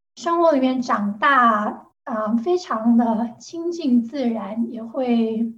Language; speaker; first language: Chinese; non-native, local second language; Cantonese